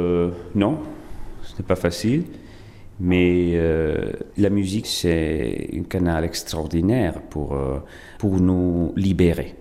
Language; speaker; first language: French; non-native, fluent; Italian